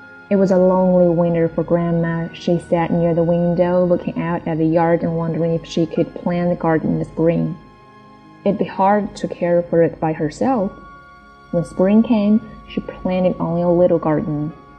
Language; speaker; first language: English; non-native, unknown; Chinese